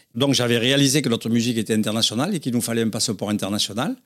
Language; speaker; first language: French; native; French